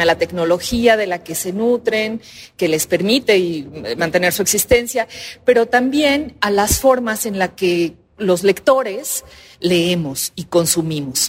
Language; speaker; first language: Spanish; native; Spanish